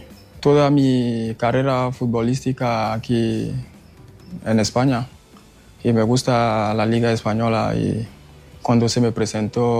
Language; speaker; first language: Spanish; non-native, fluent; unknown